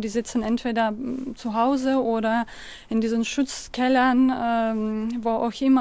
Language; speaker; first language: German; non-native, fluent; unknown